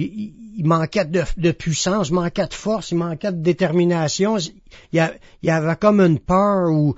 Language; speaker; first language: French; native; French